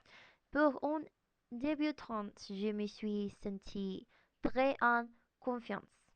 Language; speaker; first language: French; non-native, learner; Spanish